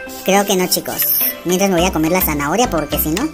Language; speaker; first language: Spanish; native; Spanish